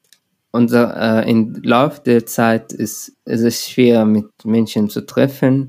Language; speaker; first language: German; non-native, learner; Arabic